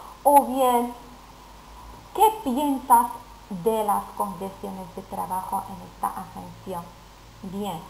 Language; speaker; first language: Spanish; non-native, fluent; Arabic